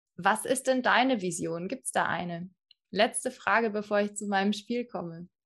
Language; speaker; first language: German; native; German